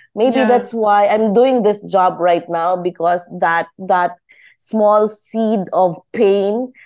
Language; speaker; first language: English; non-native, local second language; Filipino